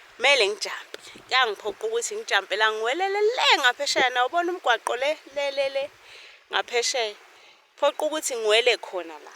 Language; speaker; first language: Zulu; native; Zulu